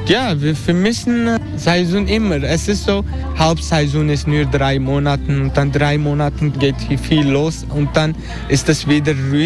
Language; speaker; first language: German; non-native, fluent; Turkish